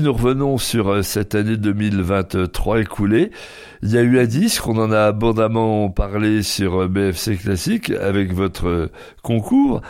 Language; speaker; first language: French; native; French